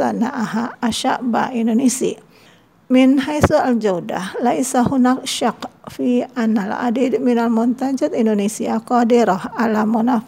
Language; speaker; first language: Arabic; non-native, fluent; Indonesian